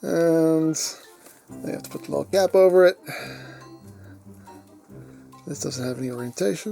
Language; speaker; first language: English; native; English